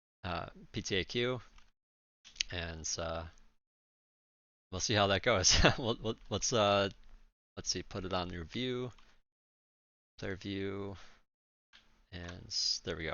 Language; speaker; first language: English; native; English